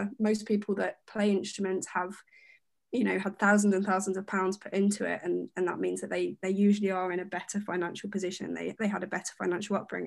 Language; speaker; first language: English; native; English